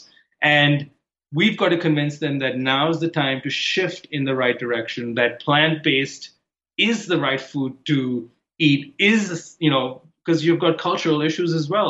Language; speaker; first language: English; non-native, local second language; Hindi